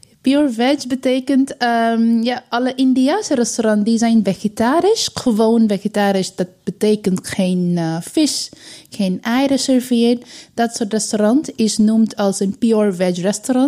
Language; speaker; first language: Dutch; non-native, learner; Bangla